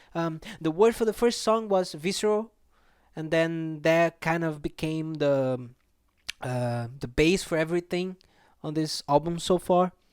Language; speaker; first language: English; non-native, fluent; Portuguese